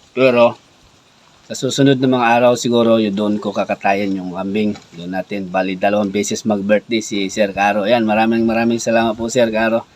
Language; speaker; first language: Filipino; non-native, local second language; Cebuano